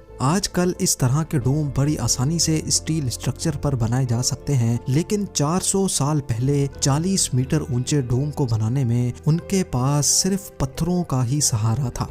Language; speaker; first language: Urdu; native; Urdu